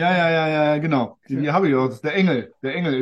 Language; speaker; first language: German; native; German